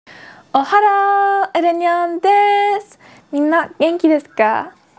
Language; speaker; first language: Japanese; non-native, learner; Dutch